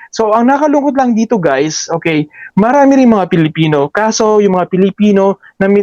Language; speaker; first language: Filipino; native; Filipino